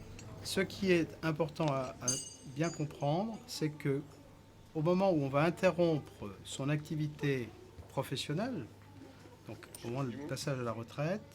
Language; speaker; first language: French; native; French